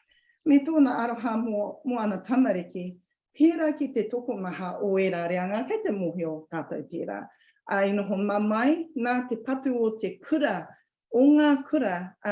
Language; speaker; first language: Māori; non-native, local second language; English